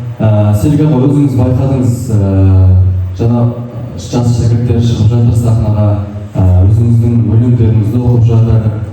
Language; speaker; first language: Kazakh; native; Kazakh